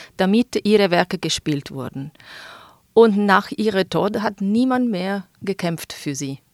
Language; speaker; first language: German; non-native, fluent; Italian